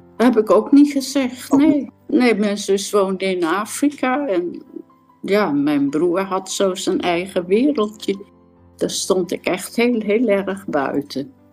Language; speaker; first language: Dutch; native; Dutch